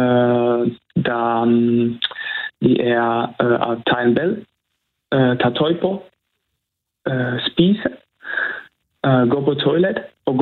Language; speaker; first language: Danish; non-native, fluent; Italian